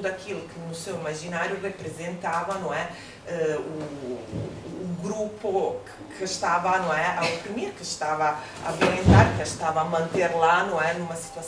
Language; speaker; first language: Portuguese; non-native, fluent; Italian